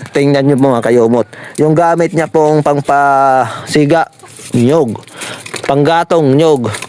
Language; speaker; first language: Filipino; non-native, local second language; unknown